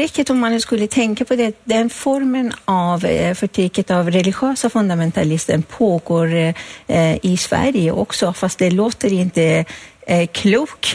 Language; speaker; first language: Swedish; non-native, fluent; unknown